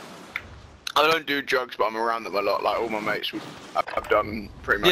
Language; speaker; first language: English; native; English